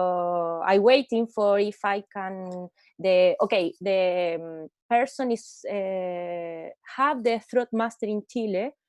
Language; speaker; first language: English; non-native, learner; Spanish